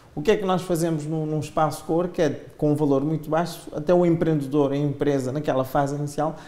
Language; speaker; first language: Portuguese; non-native, local second language; Kabuverdianu